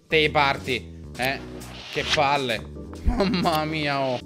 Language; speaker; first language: Italian; native; Italian